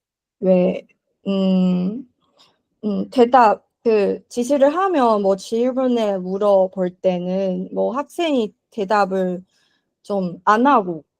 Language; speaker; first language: Korean; non-native, learner; Chinese